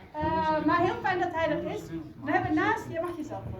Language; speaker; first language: Dutch; native; Dutch